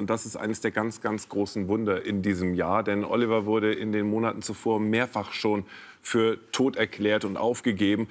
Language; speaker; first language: German; native; German